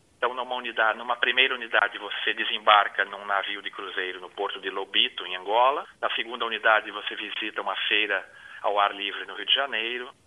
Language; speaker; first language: Portuguese; native; Portuguese